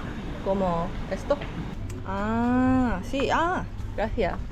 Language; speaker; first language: Spanish; non-native, learner; Korean